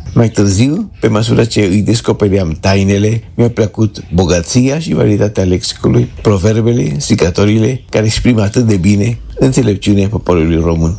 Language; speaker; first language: Romanian; non-native, fluent; Spanish